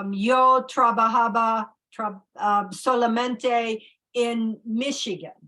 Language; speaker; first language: Spanish; non-native, learner; English